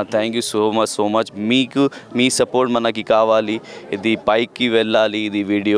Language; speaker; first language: Telugu; non-native, learner; Hindi